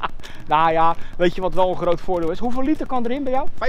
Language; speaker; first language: Dutch; native; Dutch